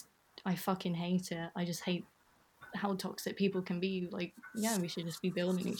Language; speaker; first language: English; native; English